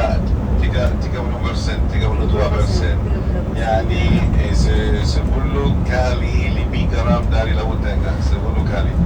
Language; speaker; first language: Indonesian; non-native, fluent; Arabic